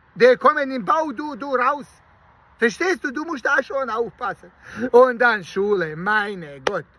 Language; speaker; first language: German; non-native, learner; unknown